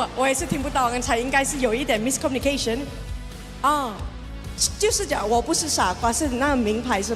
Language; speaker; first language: Chinese; early bilingual, heritage; Chinese